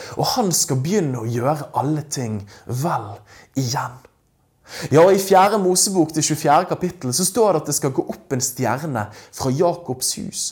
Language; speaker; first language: Norwegian; native; Norwegian